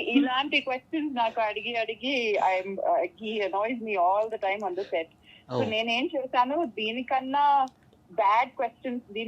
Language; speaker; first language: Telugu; non-native, local second language; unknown